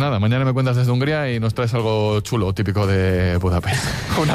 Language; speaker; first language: Spanish; native; Spanish